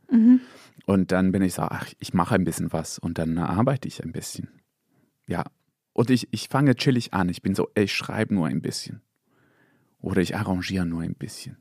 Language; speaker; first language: German; non-native, fluent; English